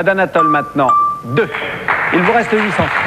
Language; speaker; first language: French; native; French